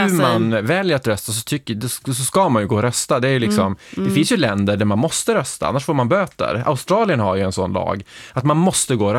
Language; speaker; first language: Swedish; native; Swedish